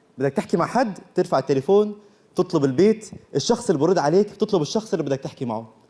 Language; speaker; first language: Arabic; early bilingual, other home language; Korean